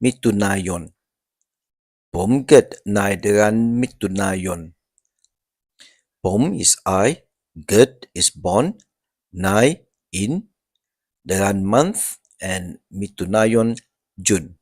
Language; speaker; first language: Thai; non-native, learner; English